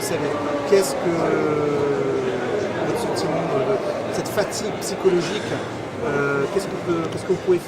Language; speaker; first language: French; native; French